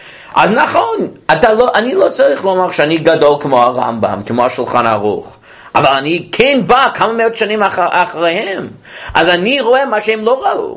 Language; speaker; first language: Hebrew; non-native, fluent; English